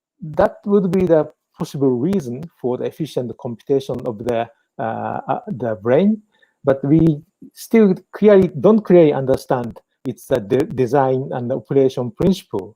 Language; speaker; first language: English; non-native, fluent; Japanese